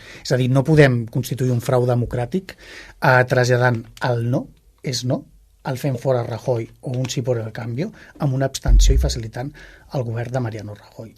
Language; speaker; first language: Catalan; native; Catalan